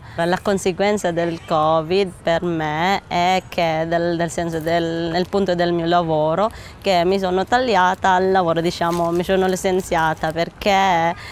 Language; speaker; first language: Italian; non-native, learner; Filipino